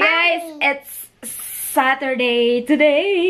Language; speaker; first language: English; non-native, local second language; Filipino